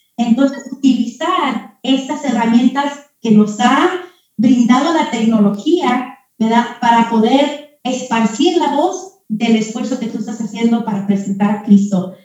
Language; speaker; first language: Spanish; early bilingual, heritage; Spanish